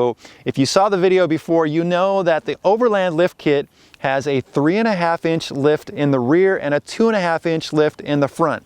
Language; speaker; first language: English; native; English